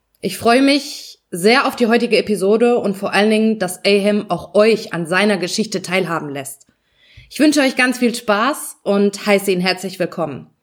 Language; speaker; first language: German; native; German